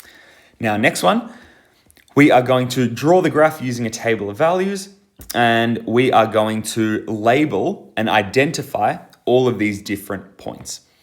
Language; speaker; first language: English; native; English